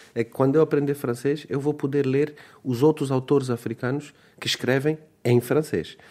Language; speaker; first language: Portuguese; native; Portuguese